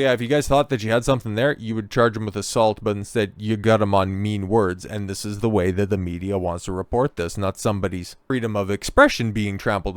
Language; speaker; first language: English; native; English